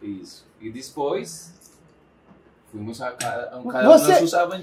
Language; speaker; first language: Portuguese; non-native, learner; Spanish